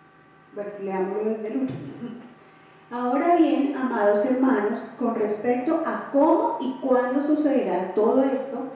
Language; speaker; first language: Spanish; native; Spanish